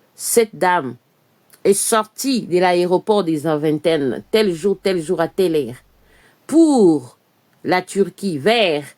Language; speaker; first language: French; non-native, local second language; Lingala